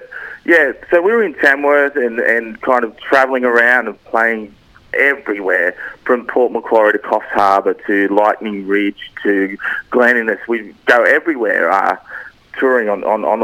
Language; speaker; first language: English; native; English